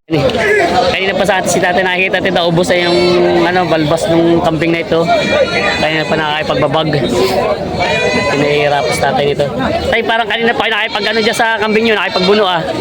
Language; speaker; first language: Filipino; native; Filipino